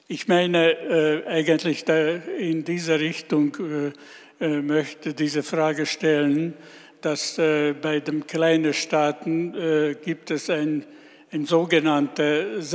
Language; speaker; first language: German; non-native, learner; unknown